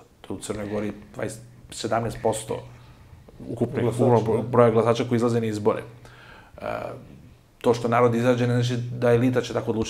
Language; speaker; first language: Serbian; native; Serbian